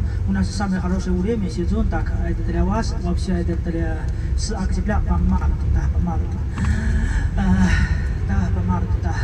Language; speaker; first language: Russian; non-native, learner; Chinese